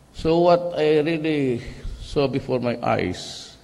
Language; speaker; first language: English; non-native, local second language; Cebuano